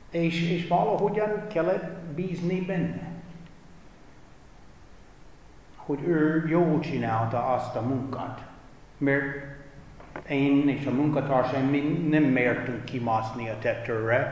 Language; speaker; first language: Hungarian; non-native, fluent; English